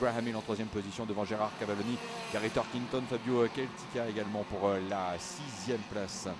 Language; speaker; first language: French; native; French